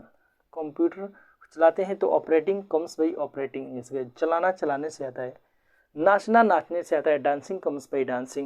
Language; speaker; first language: Hindi; native; Hindi